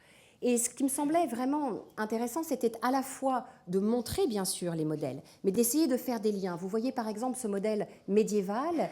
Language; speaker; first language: French; native; French